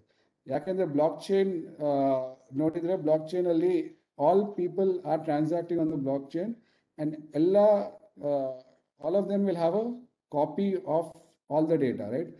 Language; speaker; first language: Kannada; non-native, local second language; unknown